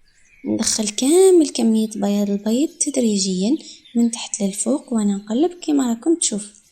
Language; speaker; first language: Arabic; native; Arabic